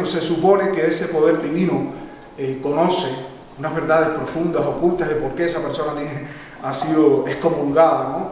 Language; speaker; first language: Spanish; native; Spanish